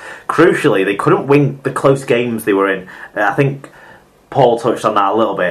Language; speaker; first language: English; native; English